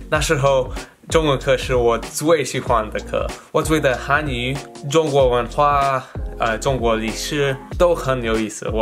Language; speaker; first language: Chinese; non-native, learner; English